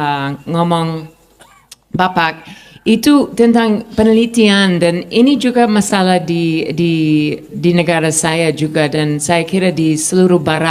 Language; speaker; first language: Indonesian; non-native, fluent; English